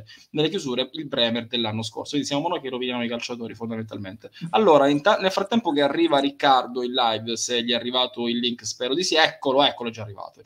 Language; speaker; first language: Italian; native; Italian